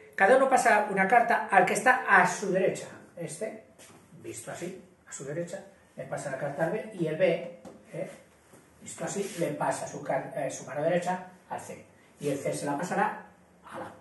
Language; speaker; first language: Spanish; native; Spanish